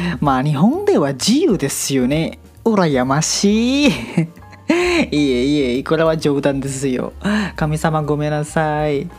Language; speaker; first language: Japanese; non-native, learner; Indonesian